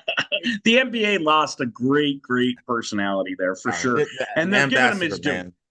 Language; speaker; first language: English; native; English